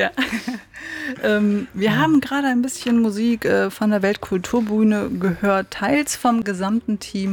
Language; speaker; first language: German; native; German